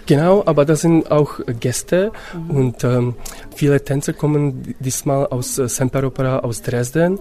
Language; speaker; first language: German; non-native, fluent; Czech